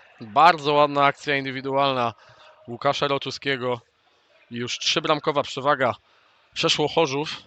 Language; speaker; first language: Polish; native; Polish